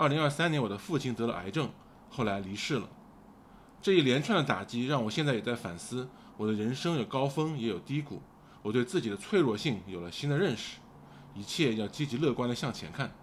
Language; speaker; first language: Chinese; native; Chinese